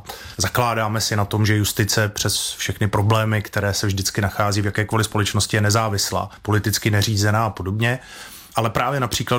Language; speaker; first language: Czech; native; Czech